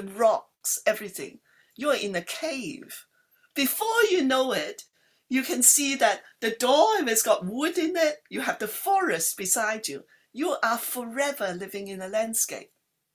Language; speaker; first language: English; non-native, local second language; Cantonese